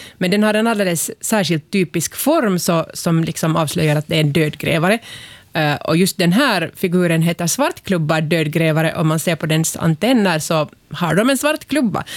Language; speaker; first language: Swedish; native; Swedish